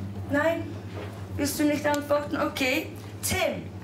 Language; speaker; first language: German; non-native, fluent; English